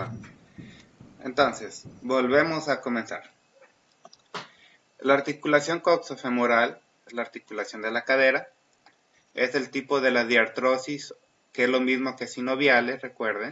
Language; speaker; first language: Spanish; native; Spanish